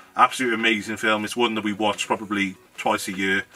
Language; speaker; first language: English; native; English